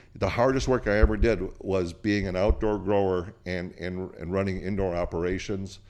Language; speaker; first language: English; native; English